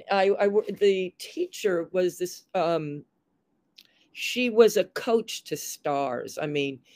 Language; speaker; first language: English; native; English